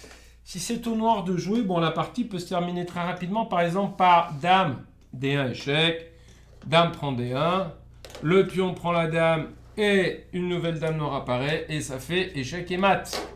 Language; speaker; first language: French; native; French